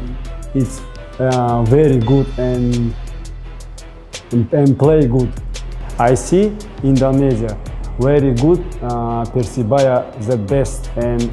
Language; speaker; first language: English; non-native, learner; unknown